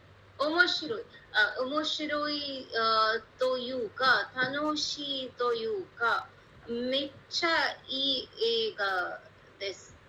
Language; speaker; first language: Japanese; non-native, learner; Hindi